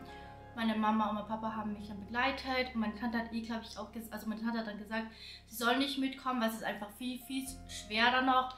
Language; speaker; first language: German; early bilingual, other home language; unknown